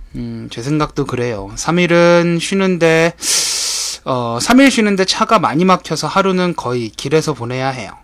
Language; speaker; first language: Korean; native; Korean